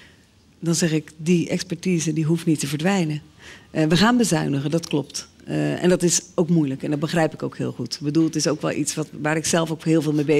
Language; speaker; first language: Dutch; native; Dutch